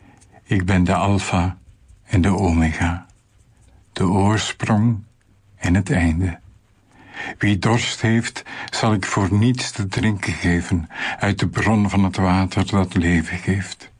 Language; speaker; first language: Dutch; native; Dutch